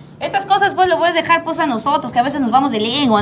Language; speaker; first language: Spanish; native; Spanish